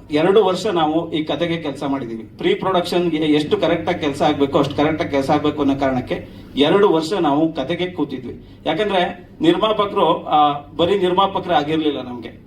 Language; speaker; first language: Kannada; native; Kannada